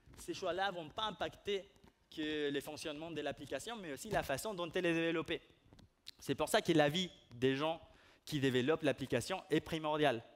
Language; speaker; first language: French; non-native, fluent; Spanish